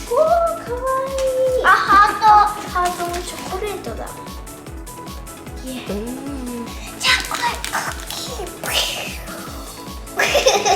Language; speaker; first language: Japanese; early bilingual, heritage; Japanese